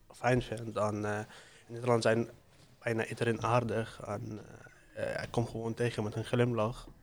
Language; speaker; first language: Dutch; non-native, fluent; Arabic